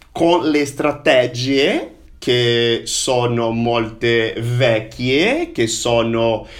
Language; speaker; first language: Italian; non-native, fluent; Portuguese